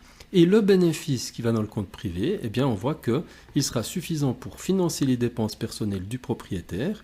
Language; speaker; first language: French; native; French